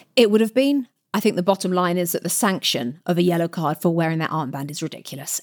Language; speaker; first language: English; native; English